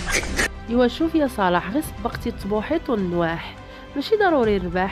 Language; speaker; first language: Arabic; native; Arabic